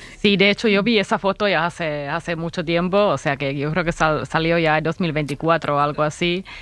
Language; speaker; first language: Spanish; non-native, fluent; Finnish